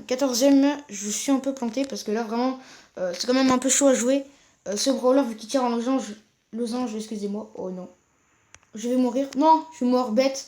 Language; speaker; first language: French; native; French